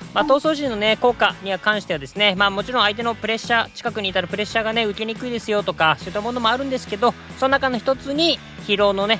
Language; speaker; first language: Japanese; native; Japanese